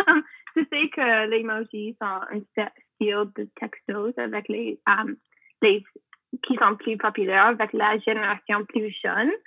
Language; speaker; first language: French; non-native, learner; English